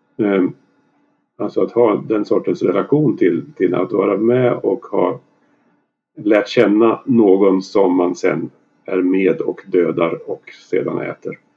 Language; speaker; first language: Swedish; native; Swedish